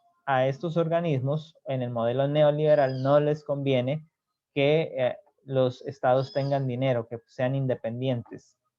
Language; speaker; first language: Spanish; native; Spanish